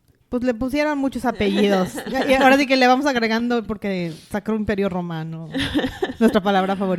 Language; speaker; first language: Spanish; native; Spanish